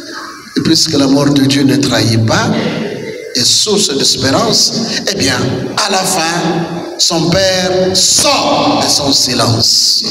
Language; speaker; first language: French; non-native, local second language; Kituba (Democratic Republic of Congo)